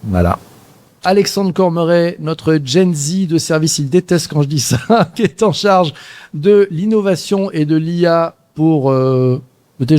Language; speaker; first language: French; native; French